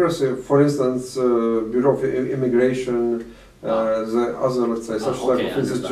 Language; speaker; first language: English; non-native, fluent; Latvian